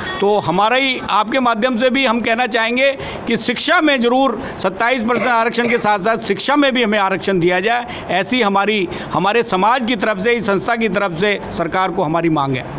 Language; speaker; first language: Hindi; native; Hindi